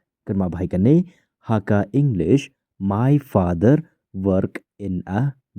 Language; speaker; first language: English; non-native, local second language; Khasi